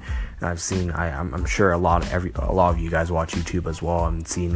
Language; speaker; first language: English; non-native, local second language; Cantonese